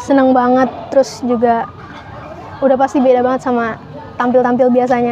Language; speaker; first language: Indonesian; native; Indonesian